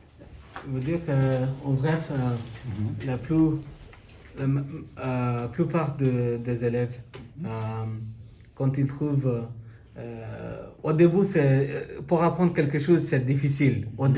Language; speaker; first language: French; non-native, learner; Bangla